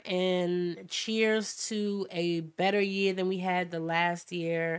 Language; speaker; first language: English; native; English